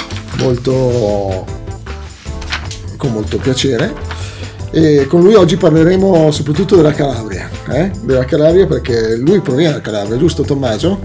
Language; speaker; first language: Italian; native; Italian